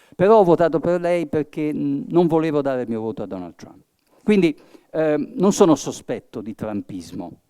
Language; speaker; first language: Italian; early bilingual, heritage; Italian